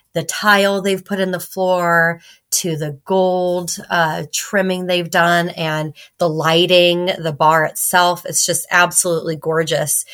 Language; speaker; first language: English; native; English